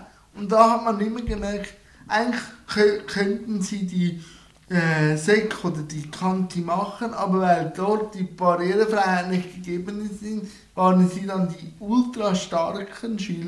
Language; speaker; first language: German; native; German